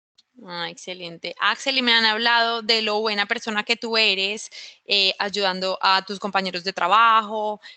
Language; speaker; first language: Spanish; native; Spanish